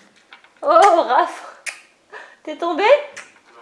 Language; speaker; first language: French; native; French